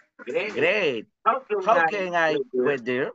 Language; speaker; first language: English; non-native, learner; Spanish